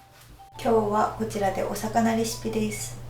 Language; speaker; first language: Japanese; native; Japanese